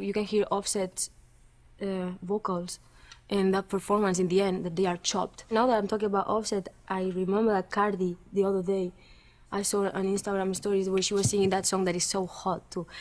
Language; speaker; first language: English; non-native, fluent; Catalan